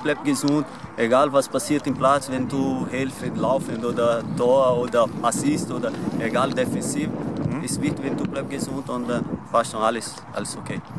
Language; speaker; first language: German; non-native, learner; Portuguese